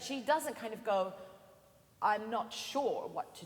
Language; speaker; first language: English; native; English